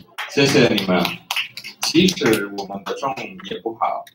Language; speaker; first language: Chinese; non-native, fluent; Spanish